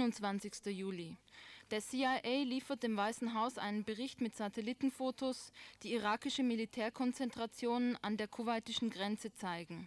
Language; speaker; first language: German; native; German